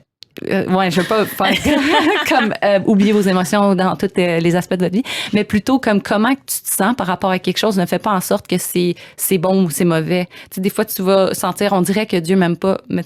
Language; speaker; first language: French; native; French